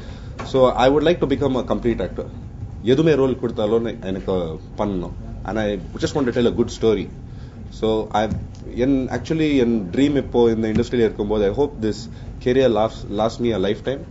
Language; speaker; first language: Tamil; non-native, learner; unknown